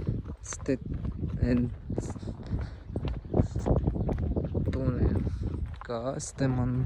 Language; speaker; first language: Armenian; non-native, learner; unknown